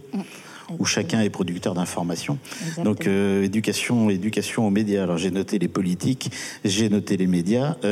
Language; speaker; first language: French; native; French